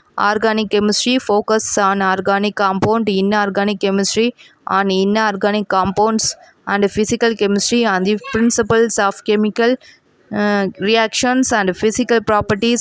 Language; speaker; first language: English; non-native, local second language; Tamil